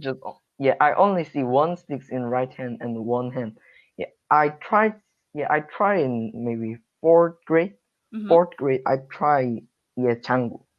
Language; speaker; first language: English; non-native, learner; Korean